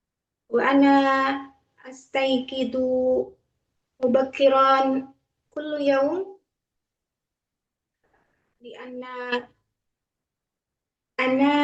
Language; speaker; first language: Arabic; non-native, learner; Indonesian